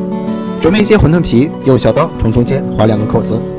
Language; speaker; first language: Chinese; native; Chinese